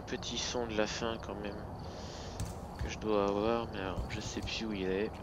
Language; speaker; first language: French; native; French